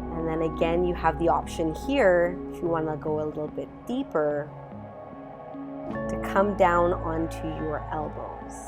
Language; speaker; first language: English; native; English